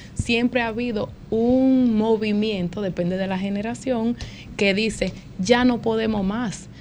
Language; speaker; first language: Spanish; early bilingual, heritage; Spanish